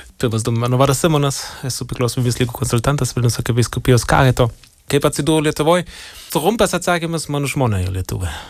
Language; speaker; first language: Lithuanian; non-native, fluent; German